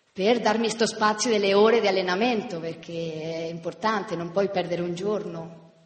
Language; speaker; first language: Italian; non-native, fluent; Spanish